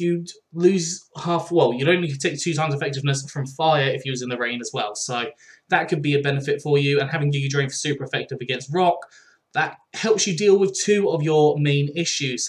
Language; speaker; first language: English; native; English